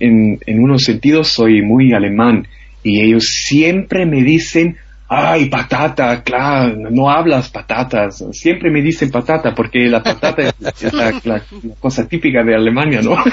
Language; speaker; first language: Spanish; non-native, fluent; German